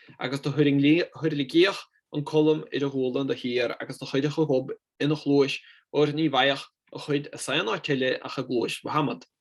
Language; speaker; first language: Irish; non-native, fluent; Italian